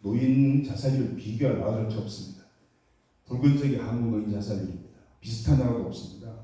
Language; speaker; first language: Korean; native; Korean